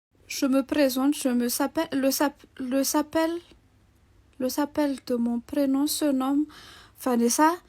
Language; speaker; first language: French; non-native, local second language; Malagasy